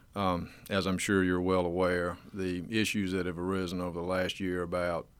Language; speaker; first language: English; native; English